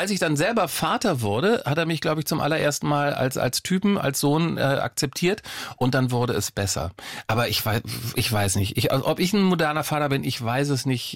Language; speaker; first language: German; native; German